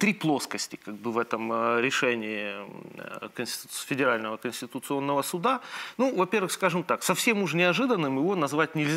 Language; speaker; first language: Russian; native; Russian